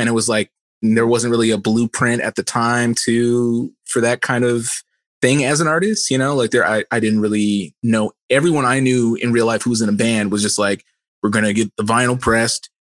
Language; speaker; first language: English; native; English